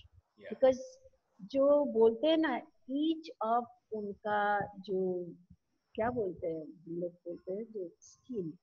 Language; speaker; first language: Hindi; non-native, local second language; Odia